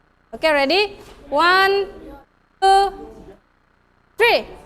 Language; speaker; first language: English; non-native, fluent; Indonesian